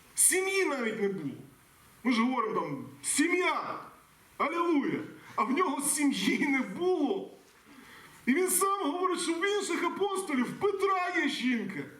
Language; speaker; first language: Ukrainian; non-native, local second language; Russian